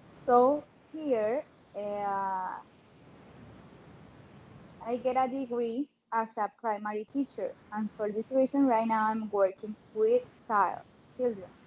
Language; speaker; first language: English; non-native, learner; Spanish